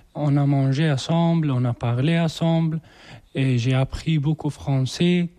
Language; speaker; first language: French; non-native, learner; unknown